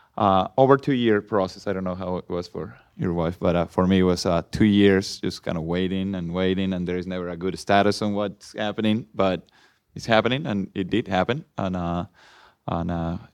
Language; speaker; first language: English; non-native, fluent; Spanish